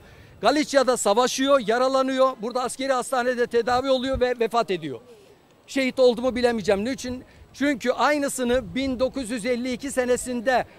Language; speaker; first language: Turkish; native; Turkish